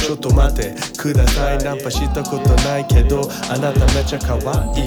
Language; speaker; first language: Japanese; non-native, learner; English